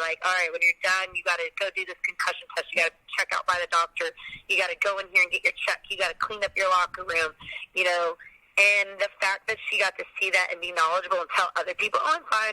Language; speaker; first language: English; native; English